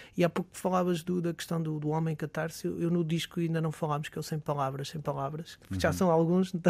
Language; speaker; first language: Portuguese; native; Portuguese